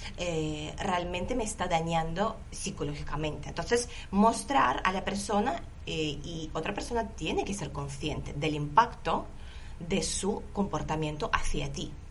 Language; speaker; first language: Spanish; non-native, fluent; Lithuanian